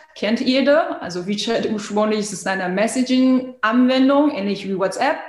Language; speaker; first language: German; non-native, fluent; Chinese